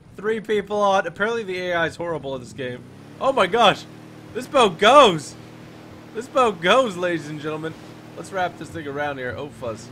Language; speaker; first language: English; native; English